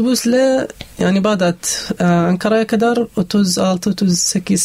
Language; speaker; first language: Turkish; non-native, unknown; Arabic